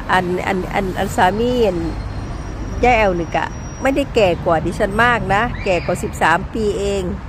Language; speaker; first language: Thai; native; Thai